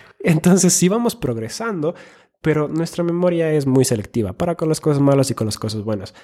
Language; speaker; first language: Spanish; native; Spanish